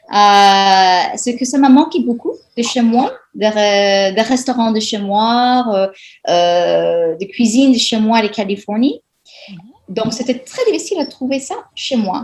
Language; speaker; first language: French; non-native, fluent; English